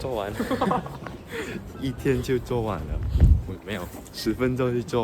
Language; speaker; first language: Chinese; non-native, learner; Indonesian